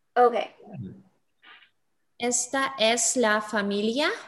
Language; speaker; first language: Spanish; non-native, learner; English